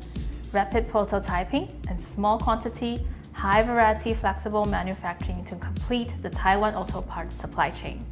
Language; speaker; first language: English; non-native, fluent; Chinese